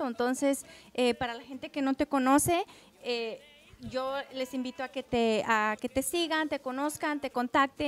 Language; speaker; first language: Spanish; native; Spanish